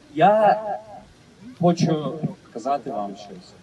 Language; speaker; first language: Ukrainian; non-native, learner; Russian